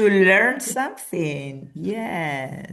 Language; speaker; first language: English; non-native, fluent; Spanish